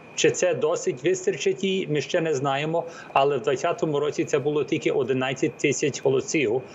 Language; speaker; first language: Ukrainian; early bilingual, heritage; Ukrainian